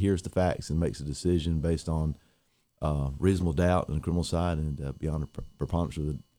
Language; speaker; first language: English; native; English